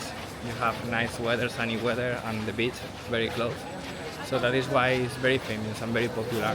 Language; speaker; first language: English; non-native, fluent; Spanish